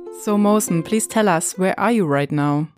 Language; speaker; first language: English; non-native, fluent; German